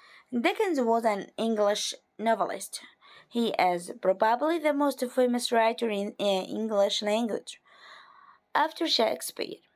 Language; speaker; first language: English; non-native, fluent; Arabic